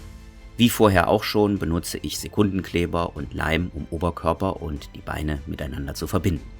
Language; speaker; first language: German; native; German